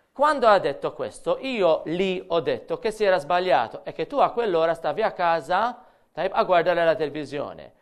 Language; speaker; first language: Italian; non-native, fluent; Maltese